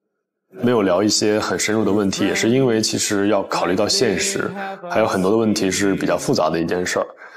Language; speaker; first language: Chinese; native; Chinese